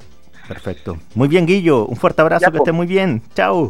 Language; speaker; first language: Spanish; native; Spanish